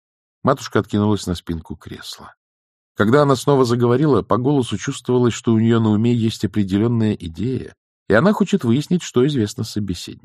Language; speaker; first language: Russian; native; Russian